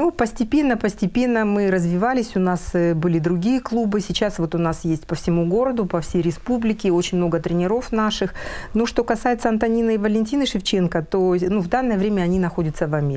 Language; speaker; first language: Russian; native; Russian